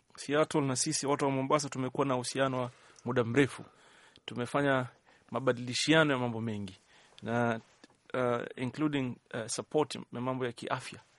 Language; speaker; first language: Swahili; native; Swahili